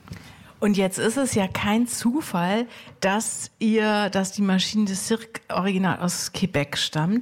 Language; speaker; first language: German; native; German